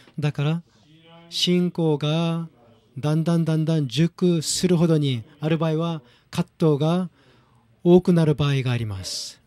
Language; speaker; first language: Japanese; non-native, fluent; Korean